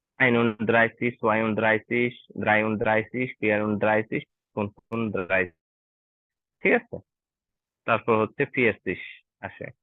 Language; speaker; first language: Bangla; native; Bangla